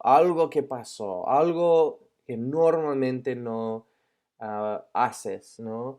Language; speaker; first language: Spanish; non-native, fluent; English